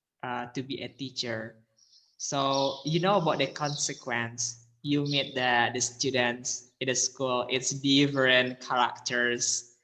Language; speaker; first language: English; non-native, learner; Indonesian